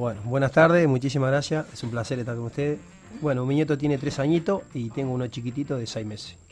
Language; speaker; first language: Spanish; native; Spanish